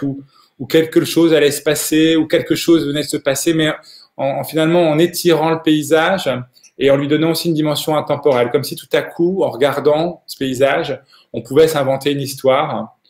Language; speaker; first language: French; native; French